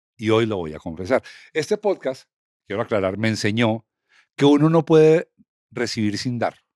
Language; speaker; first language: Spanish; native; Spanish